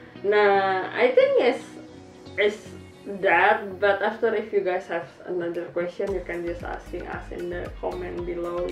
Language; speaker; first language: English; non-native, learner; Indonesian